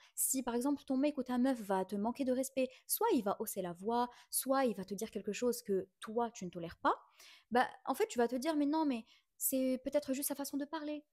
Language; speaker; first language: French; non-native, local second language; Arabic